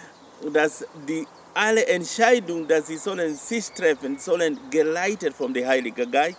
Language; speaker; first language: German; non-native, learner; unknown